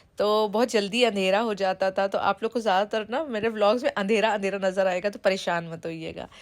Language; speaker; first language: Hindi; native; Hindi